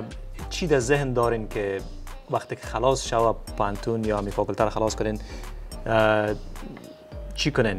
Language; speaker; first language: Persian; native; Persian